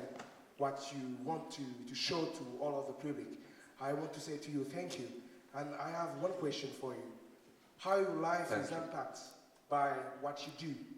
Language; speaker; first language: English; non-native, learner; French